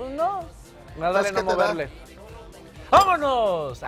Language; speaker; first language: Spanish; native; Spanish